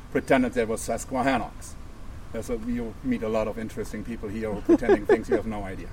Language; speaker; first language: English; non-native, fluent; German